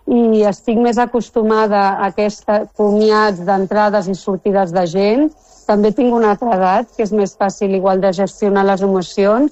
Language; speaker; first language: Catalan; non-native, local second language; Spanish